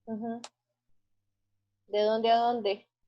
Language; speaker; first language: Spanish; native; Spanish